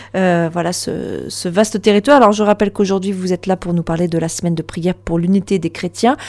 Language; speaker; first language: French; native; French